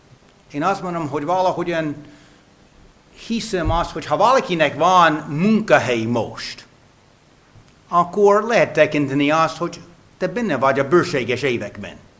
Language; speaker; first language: Hungarian; non-native, fluent; English